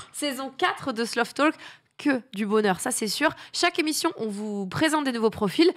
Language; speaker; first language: French; native; French